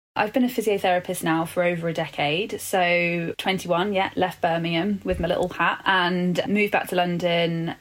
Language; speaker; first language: English; native; English